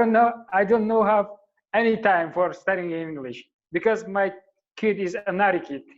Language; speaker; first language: English; non-native, learner; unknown